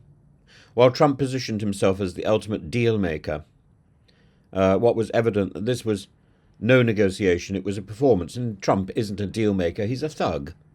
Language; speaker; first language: English; native; English